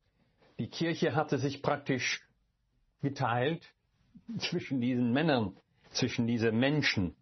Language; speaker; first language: German; non-native, fluent; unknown